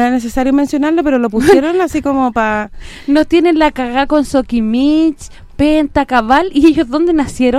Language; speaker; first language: Spanish; native; Spanish